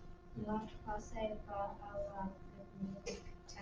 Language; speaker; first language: Spanish; non-native, learner; English